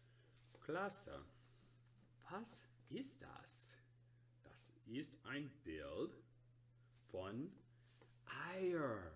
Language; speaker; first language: German; non-native, learner; English